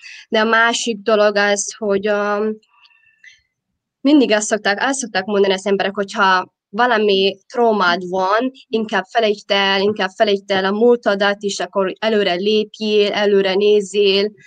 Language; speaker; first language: Hungarian; non-native, fluent; Somali